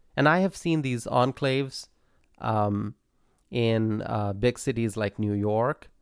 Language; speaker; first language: English; non-native, local second language; Bangla